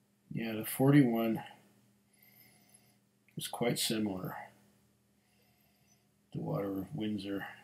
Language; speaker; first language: English; native; English